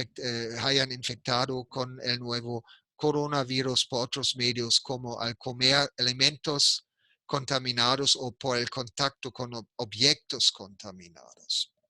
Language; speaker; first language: Spanish; non-native, fluent; German